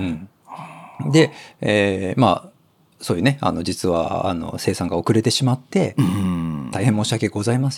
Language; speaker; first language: Japanese; native; Japanese